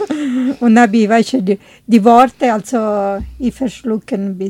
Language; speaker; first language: German; non-native, learner; Italian